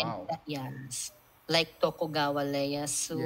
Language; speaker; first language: English; non-native, local second language; Filipino